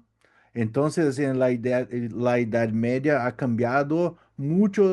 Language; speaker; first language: Spanish; non-native, learner; Portuguese